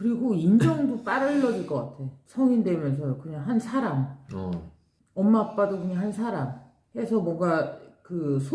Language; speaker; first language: Korean; native; Korean